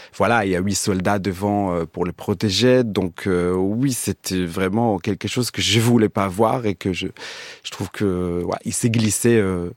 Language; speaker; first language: French; non-native, fluent; Hebrew